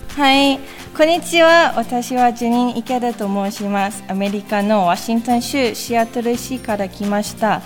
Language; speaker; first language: Japanese; non-native, learner; English